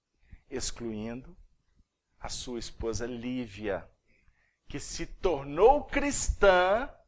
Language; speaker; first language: Portuguese; native; Portuguese